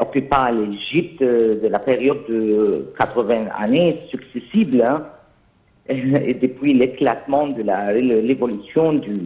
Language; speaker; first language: French; non-native, fluent; Arabic